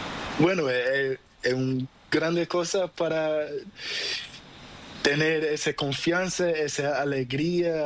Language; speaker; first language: Spanish; non-native, learner; Portuguese